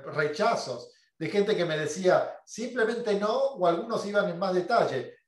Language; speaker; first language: Spanish; native; Spanish